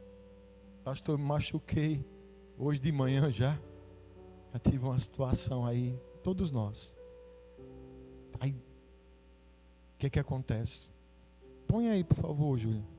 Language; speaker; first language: Portuguese; native; Portuguese